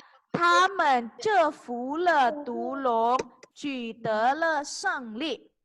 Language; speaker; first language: Chinese; non-native, fluent; Indonesian